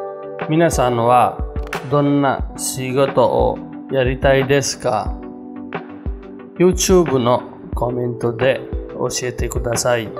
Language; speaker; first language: Japanese; non-native, learner; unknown